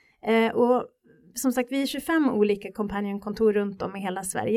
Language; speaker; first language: Swedish; native; Swedish